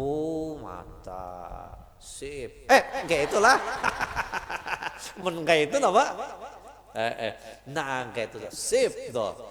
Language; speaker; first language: Indonesian; non-native, local second language; Banjar